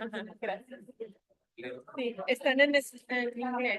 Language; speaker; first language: Spanish; early bilingual, heritage; Spanish